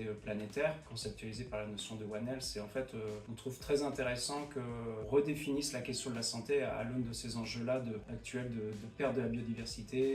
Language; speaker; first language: French; native; French